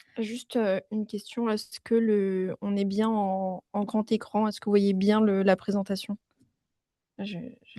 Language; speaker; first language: French; native; French